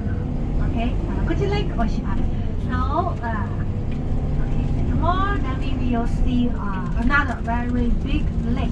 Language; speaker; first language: English; non-native, learner; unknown